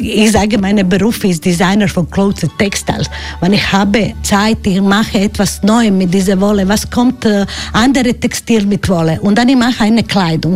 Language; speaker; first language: German; non-native, learner; Croatian